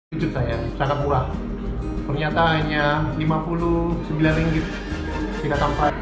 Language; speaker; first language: Indonesian; native; Indonesian